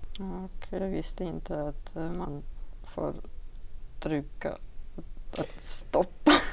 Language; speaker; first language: Swedish; non-native, learner; Russian